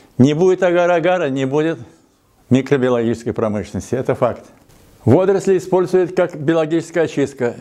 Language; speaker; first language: Russian; native; Russian